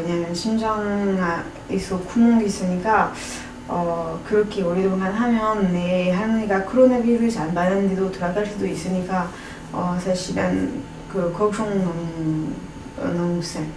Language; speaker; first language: Korean; non-native, learner; French